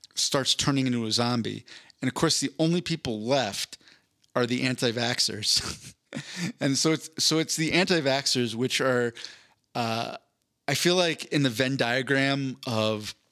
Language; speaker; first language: English; native; English